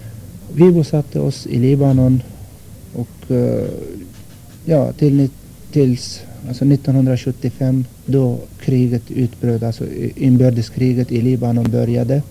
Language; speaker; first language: Swedish; non-native, fluent; Armenian